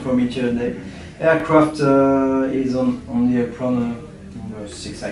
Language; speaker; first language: English; non-native, learner; French